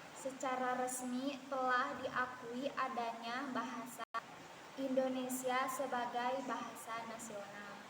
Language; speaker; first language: Indonesian; non-native, local second language; Sundanese